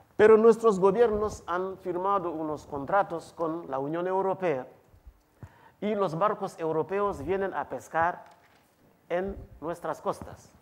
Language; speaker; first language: Spanish; non-native, fluent; Wolof